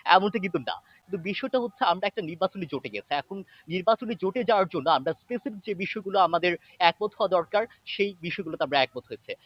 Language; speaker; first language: Bangla; non-native, local second language; Chakma